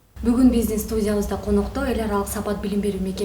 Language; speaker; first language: Kyrgyz; native; Kyrgyz